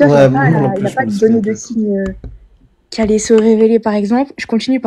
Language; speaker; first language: French; native; French